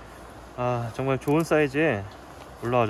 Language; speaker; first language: Korean; native; Korean